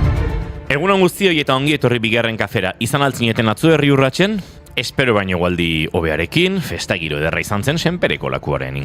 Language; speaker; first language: Basque; native; Basque